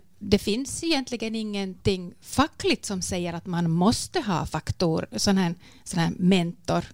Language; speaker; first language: Swedish; native; Swedish